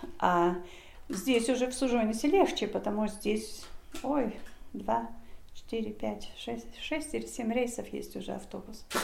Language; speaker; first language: Russian; non-native, local second language; Polish